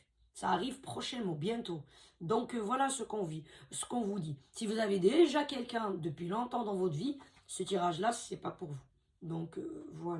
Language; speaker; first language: French; native; French